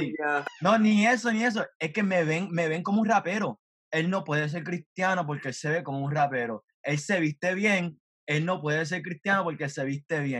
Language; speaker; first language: Spanish; early bilingual, heritage; Spanish